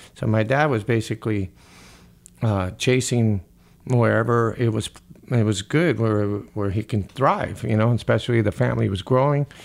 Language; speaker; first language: English; early bilingual, other home language; Spanish